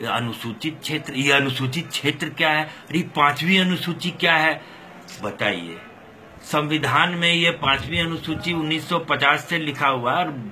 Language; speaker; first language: Hindi; non-native, local second language; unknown